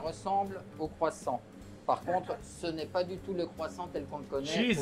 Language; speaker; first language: French; native; French